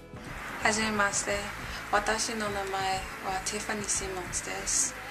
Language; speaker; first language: Japanese; non-native, learner; English